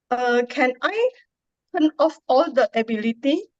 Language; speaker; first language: English; non-native, learner; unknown